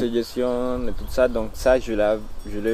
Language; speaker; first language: French; non-native, learner; Spanish